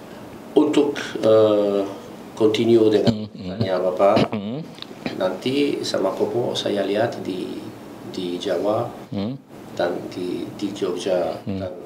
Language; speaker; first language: Indonesian; non-native, learner; Italian